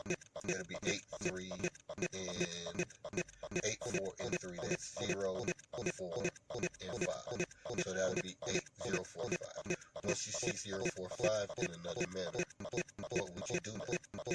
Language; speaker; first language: English; native; English